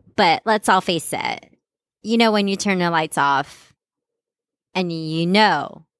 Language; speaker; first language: English; non-native, local second language; Filipino